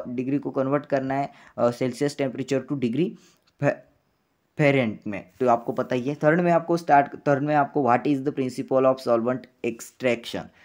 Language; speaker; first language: Hindi; non-native, local second language; Marathi